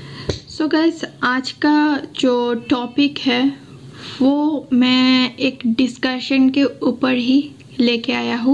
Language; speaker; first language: Hindi; non-native, local second language; Assamese